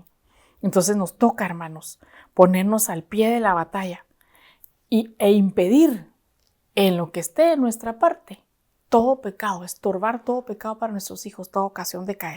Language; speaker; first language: Spanish; native; Spanish